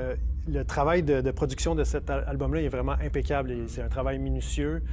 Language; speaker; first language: French; native; French